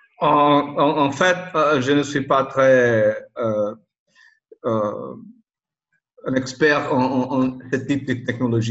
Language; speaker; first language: French; non-native, learner; Portuguese